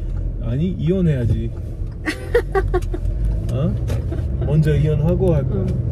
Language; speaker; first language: Korean; non-native, learner; French